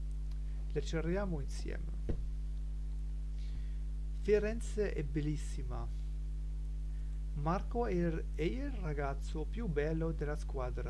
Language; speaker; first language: Italian; non-native, learner; German